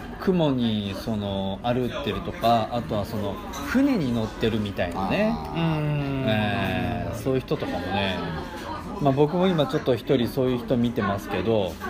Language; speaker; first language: Japanese; native; Japanese